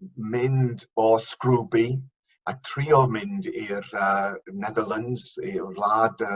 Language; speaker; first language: Welsh; non-native, fluent; English